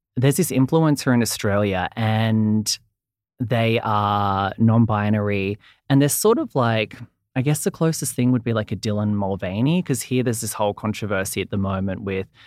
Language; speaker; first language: English; native; English